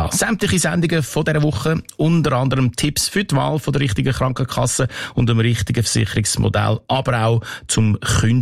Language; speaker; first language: German; native; German